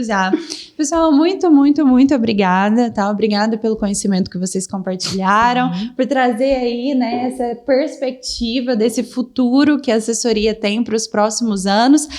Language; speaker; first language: Portuguese; native; Portuguese